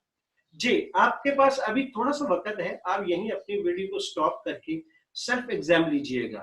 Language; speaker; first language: Urdu; native; Urdu